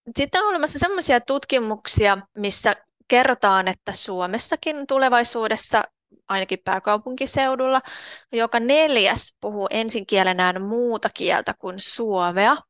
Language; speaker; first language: Finnish; non-native, fluent; Russian